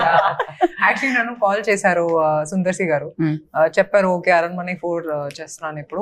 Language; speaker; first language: Telugu; non-native, fluent; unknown